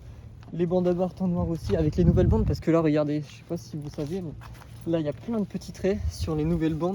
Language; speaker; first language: French; native; French